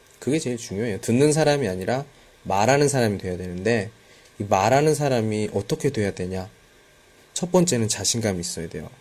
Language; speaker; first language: Korean; native; Korean